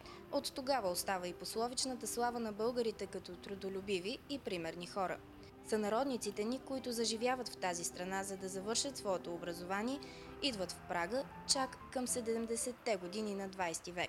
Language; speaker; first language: Bulgarian; native; Bulgarian